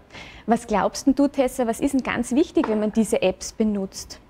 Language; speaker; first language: German; native; German